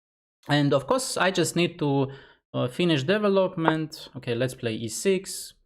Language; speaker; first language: English; non-native, fluent; Russian